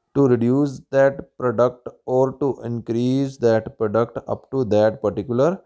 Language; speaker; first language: English; non-native, local second language; Punjabi